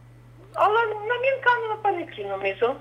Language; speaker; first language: Greek; non-native, fluent; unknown